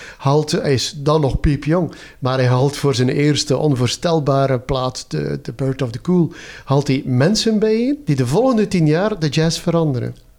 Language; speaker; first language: Dutch; native; Dutch